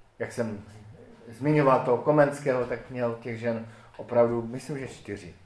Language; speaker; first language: Czech; native; Czech